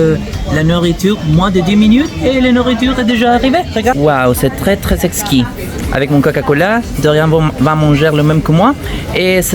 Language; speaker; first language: French; non-native, learner; Spanish